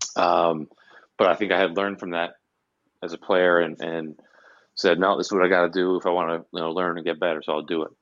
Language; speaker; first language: English; native; English